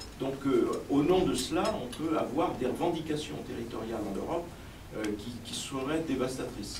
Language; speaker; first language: French; native; French